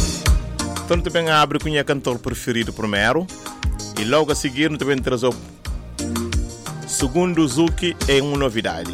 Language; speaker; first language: Portuguese; non-native, local second language; Kabuverdianu